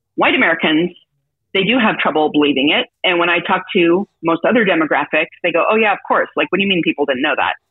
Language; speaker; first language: English; native; English